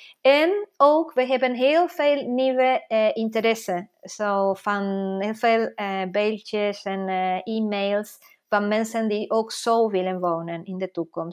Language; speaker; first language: Dutch; non-native, fluent; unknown